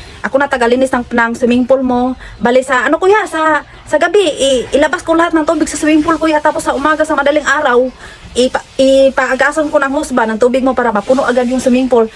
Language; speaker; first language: Filipino; non-native, local second language; Hiligaynon